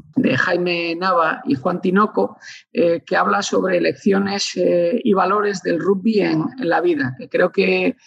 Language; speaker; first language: Spanish; native; Spanish